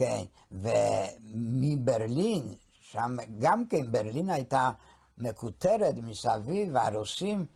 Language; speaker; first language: Hebrew; non-native, fluent; Polish